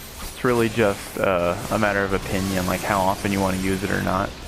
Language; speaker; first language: English; native; English